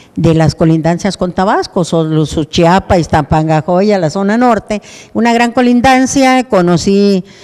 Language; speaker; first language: Spanish; native; Spanish